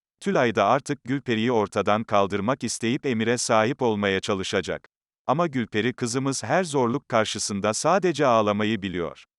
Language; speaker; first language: Turkish; native; Turkish